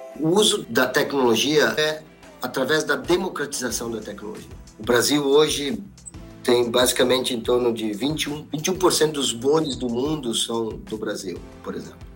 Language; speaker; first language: Portuguese; native; Portuguese